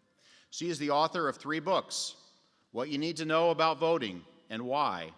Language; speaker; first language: English; native; English